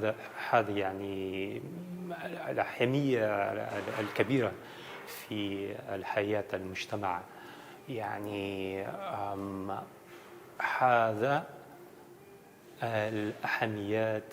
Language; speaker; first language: Arabic; non-native, learner; Dutch